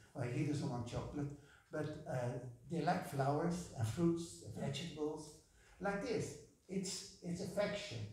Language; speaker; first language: English; non-native, fluent; Dutch